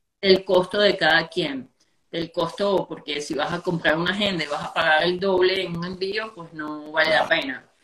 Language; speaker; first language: Spanish; native; Spanish